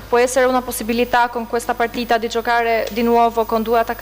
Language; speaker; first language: Italian; non-native, fluent; Albanian